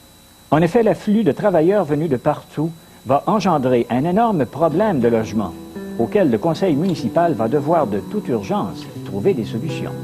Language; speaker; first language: French; native; French